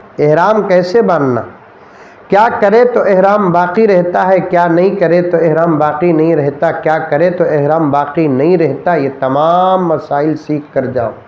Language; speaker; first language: Urdu; native; Urdu